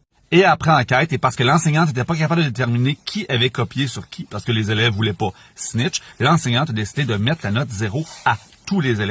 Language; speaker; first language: French; native; French